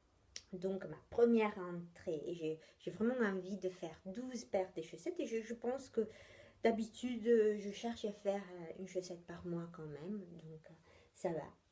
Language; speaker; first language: French; non-native, fluent; Italian